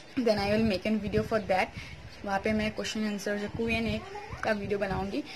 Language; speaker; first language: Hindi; non-native, local second language; Bangla